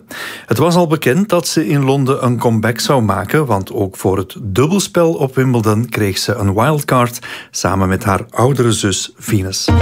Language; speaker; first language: Dutch; native; Dutch